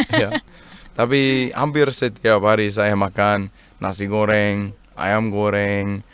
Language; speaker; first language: Indonesian; non-native, learner; Danish